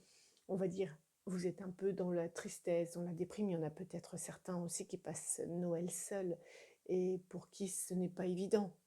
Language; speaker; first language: French; native; French